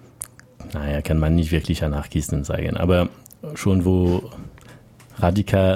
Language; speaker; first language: German; non-native, learner; French